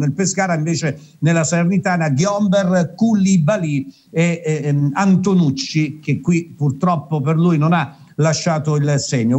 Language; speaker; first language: Italian; native; Italian